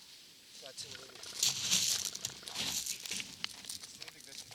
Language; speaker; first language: Bosnian; native; Bosnian